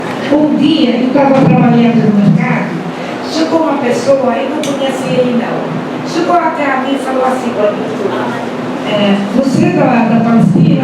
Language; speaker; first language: Portuguese; non-native, fluent; Arabic